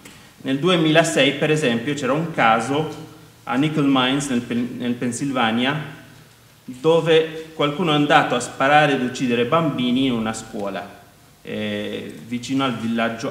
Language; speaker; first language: Italian; non-native, fluent; Maltese